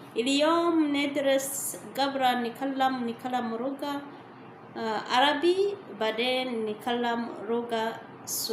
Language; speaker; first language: Arabic; non-native, learner; Rundi